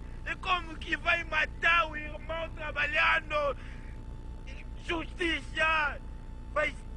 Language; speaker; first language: Portuguese; non-native, fluent; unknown